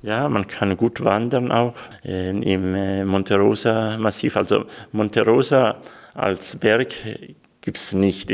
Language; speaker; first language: German; non-native, local second language; Swiss German